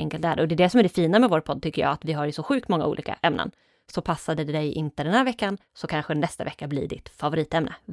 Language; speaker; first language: Swedish; native; Swedish